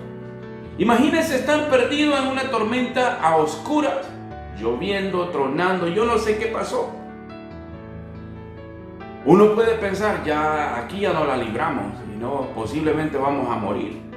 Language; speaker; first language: Spanish; native; Spanish